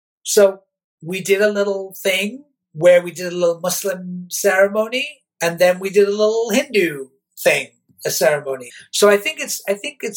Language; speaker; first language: English; native; English